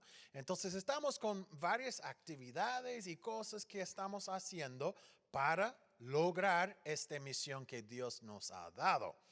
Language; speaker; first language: Spanish; non-native, fluent; English